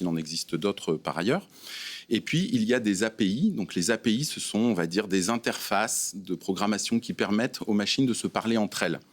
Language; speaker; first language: French; native; French